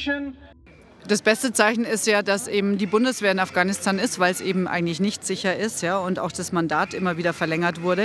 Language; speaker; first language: German; native; German